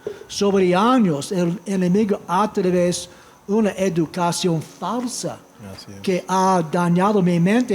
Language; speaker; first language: Spanish; non-native, fluent; English